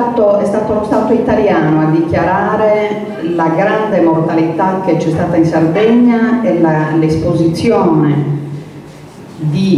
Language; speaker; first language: Italian; native; Italian